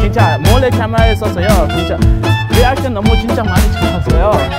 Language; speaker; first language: Korean; non-native, learner; English